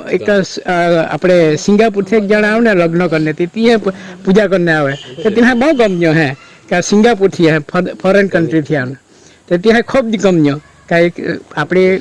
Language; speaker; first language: Gujarati; non-native, local second language; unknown